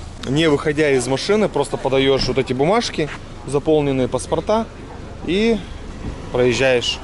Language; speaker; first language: Russian; native; Russian